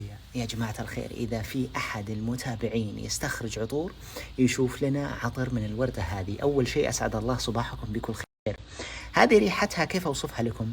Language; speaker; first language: Arabic; native; Arabic